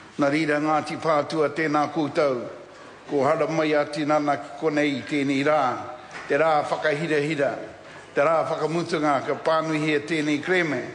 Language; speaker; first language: Māori; non-native, local second language; English